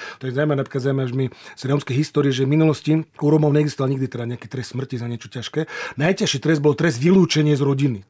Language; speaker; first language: Slovak; native; Slovak